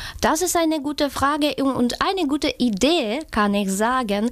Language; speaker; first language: German; non-native, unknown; Ukrainian